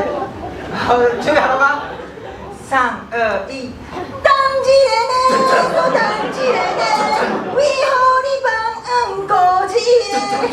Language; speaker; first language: Chinese; non-native, fluent; Japanese